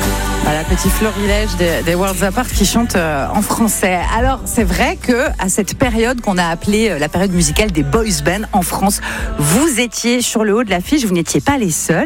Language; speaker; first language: French; native; French